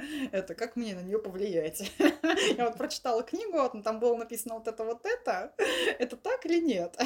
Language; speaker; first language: Russian; native; Russian